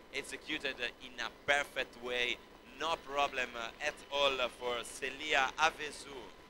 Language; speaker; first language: English; non-native, fluent; Italian